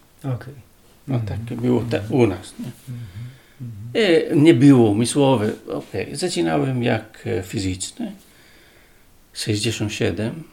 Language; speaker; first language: Polish; non-native, learner; Italian